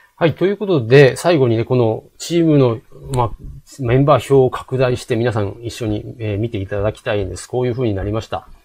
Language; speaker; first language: Japanese; native; Japanese